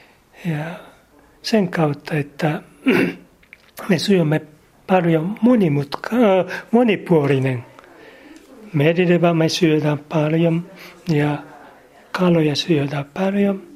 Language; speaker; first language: Finnish; non-native, learner; Japanese